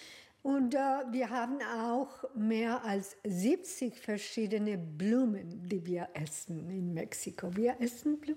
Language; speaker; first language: German; non-native, learner; Spanish